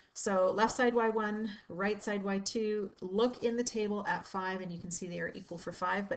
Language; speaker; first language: English; native; English